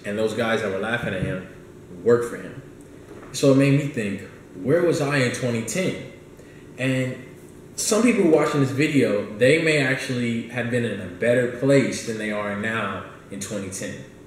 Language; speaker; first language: English; native; English